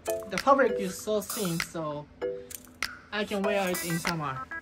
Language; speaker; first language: English; non-native, learner; Japanese